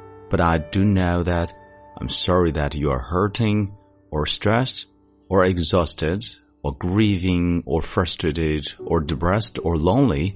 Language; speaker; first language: English; non-native, fluent; Chinese